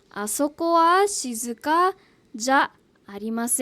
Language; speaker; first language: Japanese; non-native, fluent; Hiligaynon